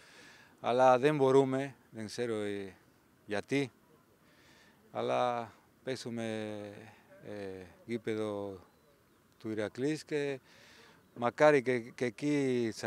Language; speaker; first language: Greek; non-native, learner; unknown